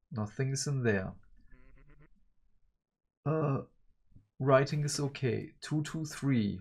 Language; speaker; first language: English; early bilingual, other home language; Turkish